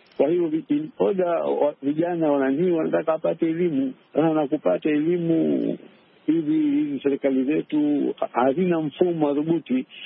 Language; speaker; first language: Swahili; native; Swahili